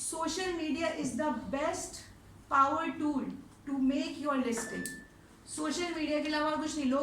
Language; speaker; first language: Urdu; non-native, local second language; Gujarati